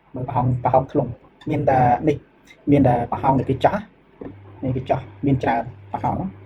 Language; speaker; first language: Khmer; native; Khmer